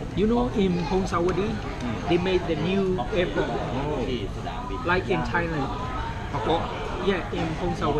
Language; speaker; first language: English; non-native, learner; Burmese